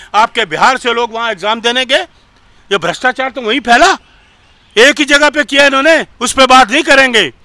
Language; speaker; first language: Hindi; native; Hindi